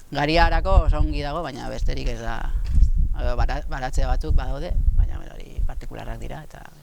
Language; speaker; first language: Basque; non-native, local second language; Spanish